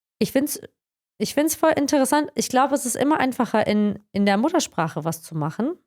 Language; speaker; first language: German; early bilingual, other home language; Croatian